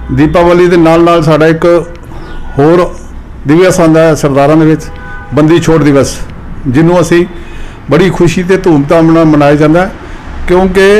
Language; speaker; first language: Punjabi; native; Punjabi